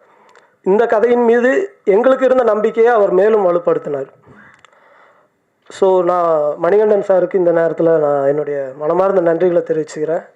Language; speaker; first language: Tamil; native; Tamil